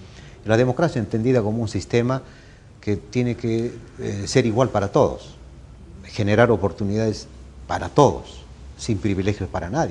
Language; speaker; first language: Spanish; native; Spanish